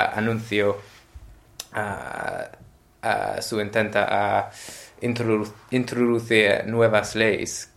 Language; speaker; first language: Spanish; non-native, learner; English